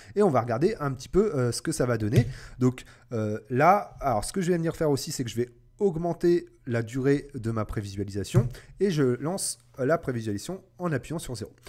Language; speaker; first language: French; native; French